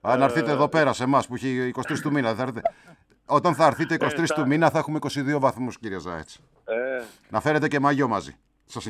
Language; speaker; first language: Greek; native; Greek